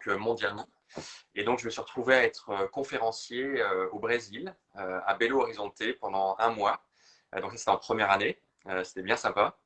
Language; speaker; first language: French; native; French